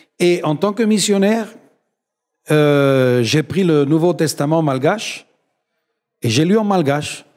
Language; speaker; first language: French; non-native, fluent; Spanish